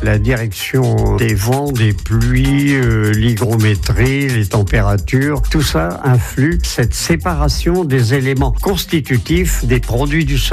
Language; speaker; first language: French; native; French